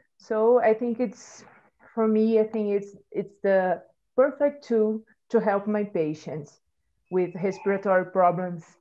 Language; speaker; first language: English; non-native, fluent; Portuguese